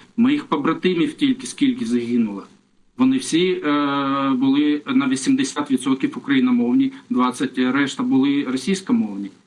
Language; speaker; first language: Ukrainian; non-native, local second language; Russian